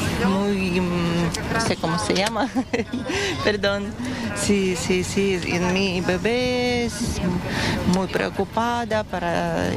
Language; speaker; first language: Spanish; non-native, learner; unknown